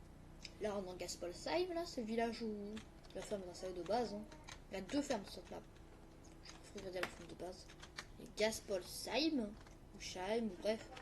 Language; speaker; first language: French; native; French